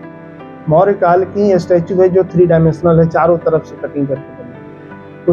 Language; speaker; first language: Hindi; native; Hindi